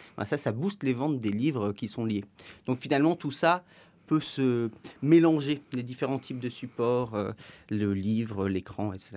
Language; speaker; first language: French; native; French